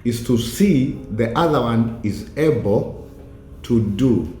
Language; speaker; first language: English; non-native, local second language; Swahili